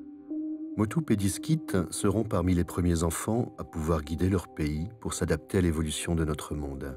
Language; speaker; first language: French; native; French